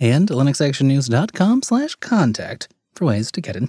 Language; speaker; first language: English; native; English